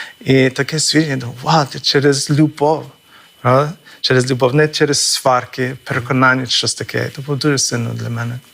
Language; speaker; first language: Ukrainian; non-native, fluent; English